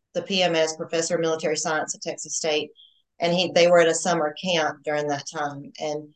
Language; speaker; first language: English; native; English